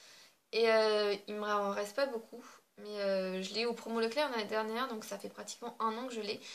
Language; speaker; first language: French; native; French